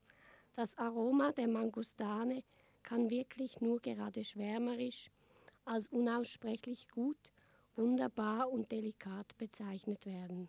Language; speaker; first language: German; native; German